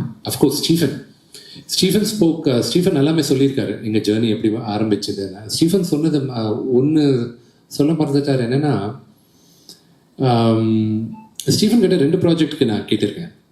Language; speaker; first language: Tamil; early bilingual, heritage; Telugu